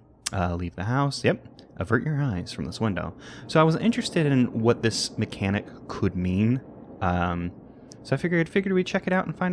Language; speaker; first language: English; native; English